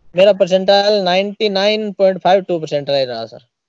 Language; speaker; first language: Hindi; native; Hindi